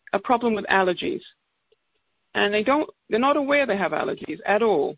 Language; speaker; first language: English; native; English